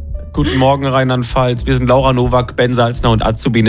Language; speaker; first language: German; native; German